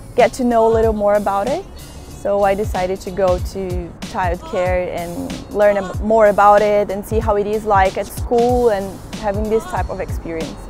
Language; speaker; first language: English; non-native, fluent; Portuguese